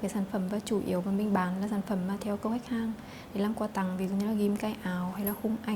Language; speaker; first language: Vietnamese; native; Vietnamese